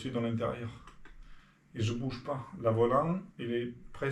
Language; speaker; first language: French; non-native, learner; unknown